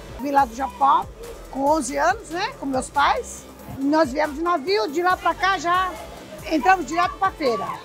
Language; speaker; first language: Portuguese; early bilingual, other home language; Japanese